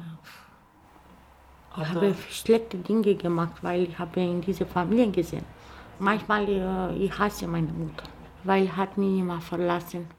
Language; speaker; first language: German; non-native, learner; Romanian